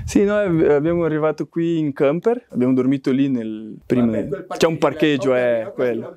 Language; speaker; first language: Italian; non-native, learner; Portuguese